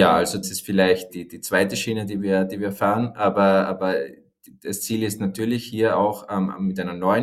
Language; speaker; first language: German; native; German